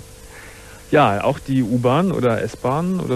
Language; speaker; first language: German; native; German